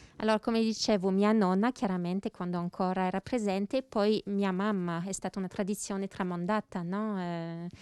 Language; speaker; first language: Italian; early bilingual, heritage; French